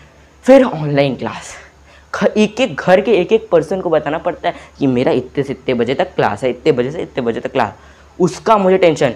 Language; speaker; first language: Hindi; native; Hindi